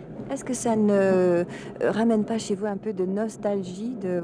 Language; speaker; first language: French; native; French